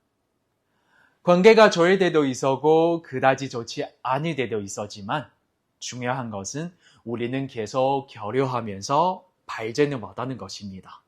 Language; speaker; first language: Korean; non-native, fluent; Chinese